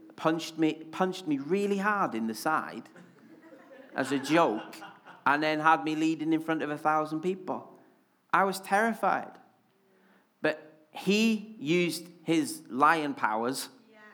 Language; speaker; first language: English; native; English